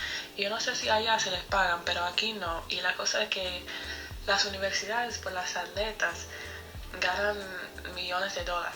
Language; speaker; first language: Spanish; non-native, fluent; English